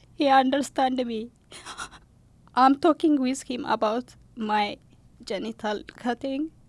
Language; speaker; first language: English; non-native, learner; Amharic